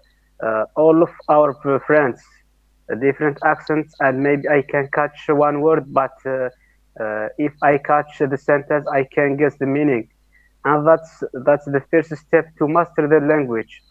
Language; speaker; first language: English; non-native, learner; Arabic